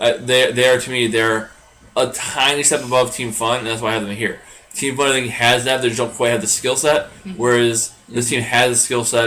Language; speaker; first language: English; native; English